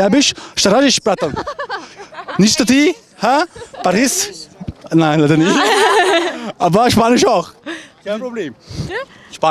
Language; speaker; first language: German; early bilingual, other home language; Turkish